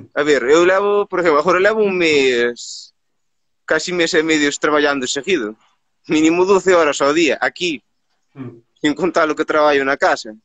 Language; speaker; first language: Galician; native; Galician